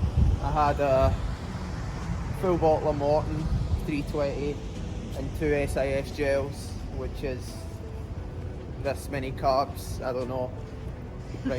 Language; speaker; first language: English; native; English